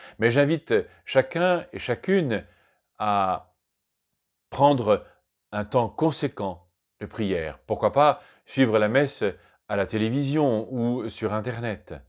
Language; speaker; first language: French; native; French